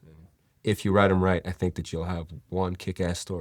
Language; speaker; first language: English; native; English